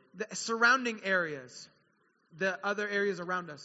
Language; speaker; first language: English; native; English